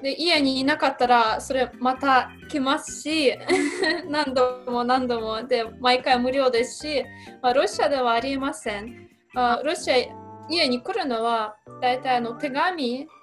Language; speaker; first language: Japanese; non-native, fluent; Russian